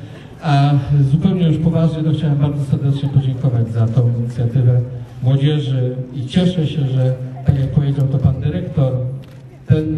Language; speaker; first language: Polish; native; Polish